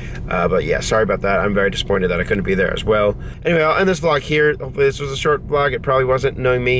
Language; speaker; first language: English; native; English